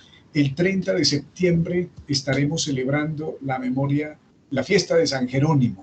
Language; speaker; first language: Spanish; native; Spanish